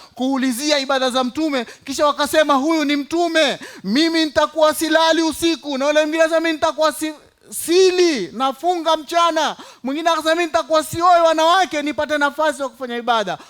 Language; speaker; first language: Swahili; native; Swahili